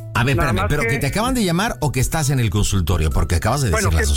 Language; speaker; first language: Spanish; native; Spanish